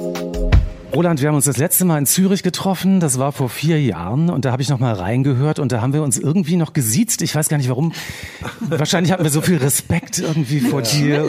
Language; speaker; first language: German; native; German